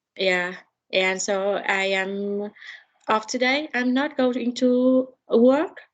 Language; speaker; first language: English; non-native, learner; Vietnamese